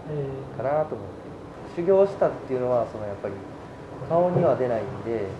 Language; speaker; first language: Japanese; native; Japanese